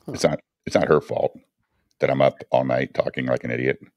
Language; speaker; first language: English; native; English